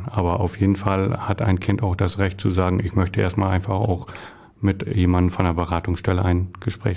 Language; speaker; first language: German; native; German